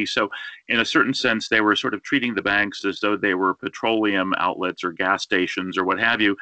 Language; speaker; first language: English; native; English